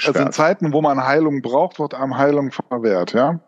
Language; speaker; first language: German; native; German